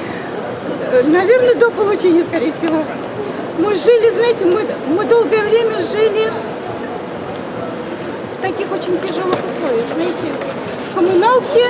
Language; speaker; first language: Russian; native; Russian